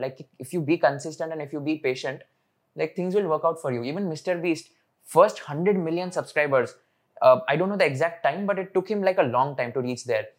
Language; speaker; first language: English; non-native, local second language; Hindi